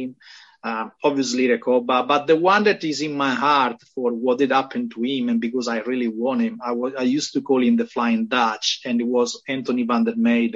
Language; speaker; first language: English; non-native, fluent; Italian